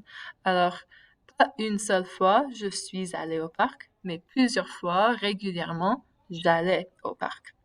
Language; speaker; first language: French; non-native, fluent; English